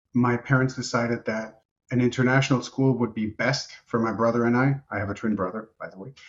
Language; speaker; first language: English; non-native, fluent; Romanian